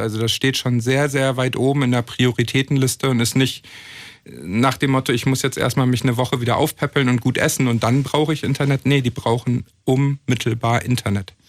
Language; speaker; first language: German; native; German